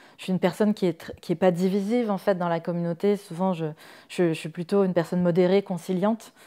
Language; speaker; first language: French; native; French